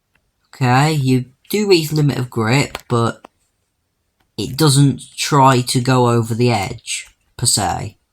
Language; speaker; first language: English; native; English